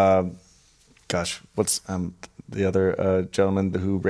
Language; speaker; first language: English; native; English